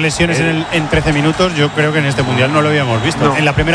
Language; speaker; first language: Spanish; native; Spanish